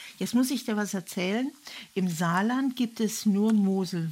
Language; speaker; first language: German; native; German